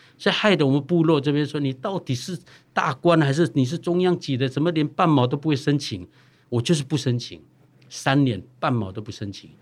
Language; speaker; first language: Chinese; non-native, local second language; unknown